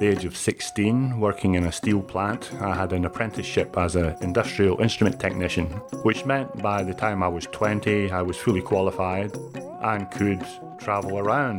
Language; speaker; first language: English; native; English